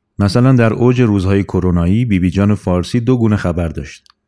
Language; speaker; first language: Persian; native; Persian